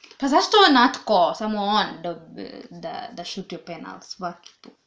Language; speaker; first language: Serbian; non-native, learner; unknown